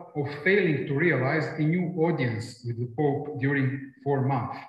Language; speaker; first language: English; non-native, fluent; Croatian